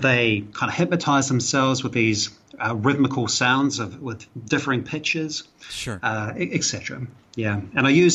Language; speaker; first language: English; native; English